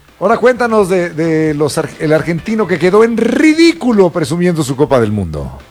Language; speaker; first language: Spanish; native; Spanish